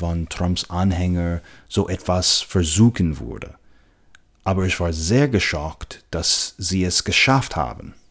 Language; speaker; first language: German; non-native, fluent; English